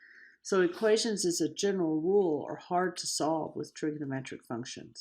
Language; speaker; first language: English; native; English